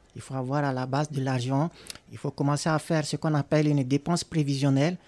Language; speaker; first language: French; non-native, local second language; Sango